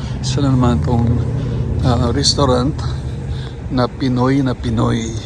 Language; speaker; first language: Filipino; non-native, local second language; Cebuano